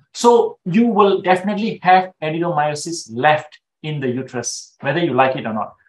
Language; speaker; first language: English; non-native, local second language; Tamil